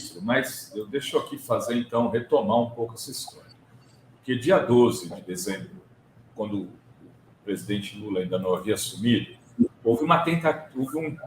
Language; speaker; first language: Portuguese; native; Portuguese